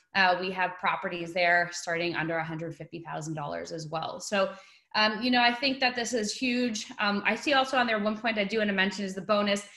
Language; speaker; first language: English; native; English